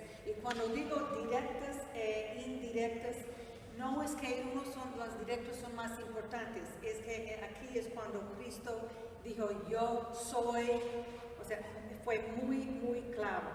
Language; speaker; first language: Spanish; non-native, fluent; English